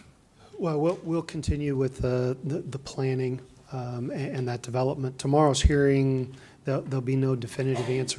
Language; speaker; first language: English; native; English